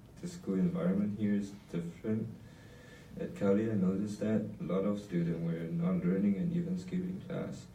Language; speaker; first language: English; non-native, learner; Chinese